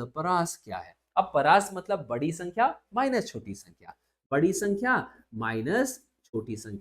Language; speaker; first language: Hindi; non-native, local second language; Marathi